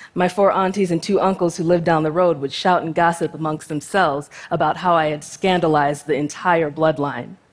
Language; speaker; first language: English; native; English